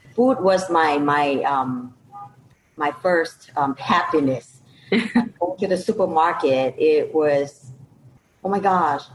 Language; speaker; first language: English; non-native, fluent; Lao